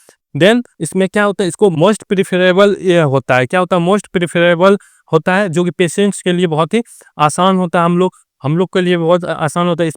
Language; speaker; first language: Hindi; native; Hindi